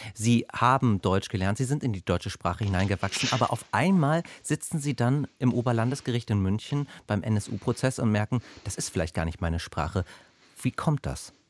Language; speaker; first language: German; native; German